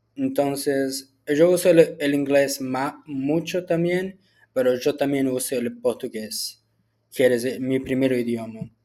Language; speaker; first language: Spanish; early bilingual, heritage; Portuguese